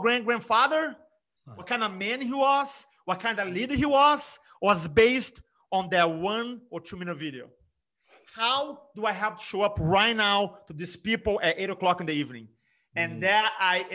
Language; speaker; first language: English; non-native, fluent; Portuguese